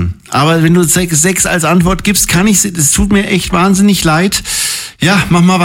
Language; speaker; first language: German; native; German